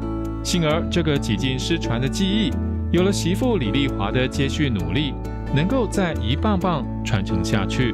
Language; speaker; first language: Chinese; native; Chinese